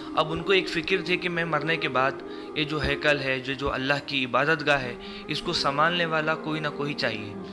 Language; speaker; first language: Urdu; native; Urdu